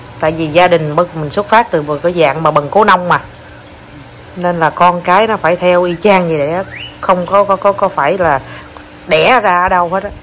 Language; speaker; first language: Vietnamese; native; Vietnamese